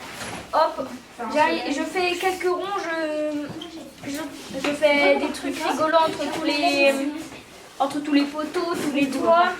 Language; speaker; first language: French; native; French